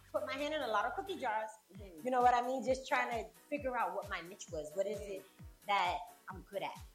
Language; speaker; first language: English; native; English